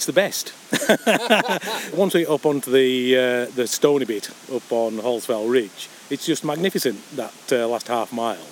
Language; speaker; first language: English; native; English